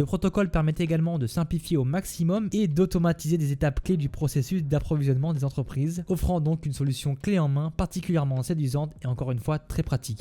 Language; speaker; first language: French; native; French